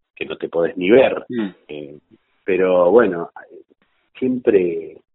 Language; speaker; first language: Spanish; native; Spanish